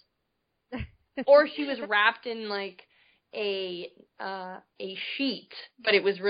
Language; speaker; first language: English; native; English